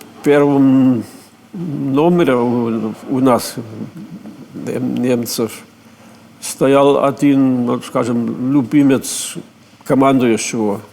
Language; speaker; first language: Russian; non-native, fluent; German